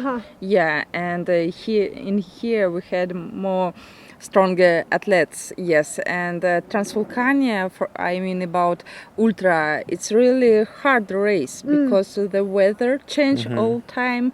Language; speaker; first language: English; non-native, learner; Russian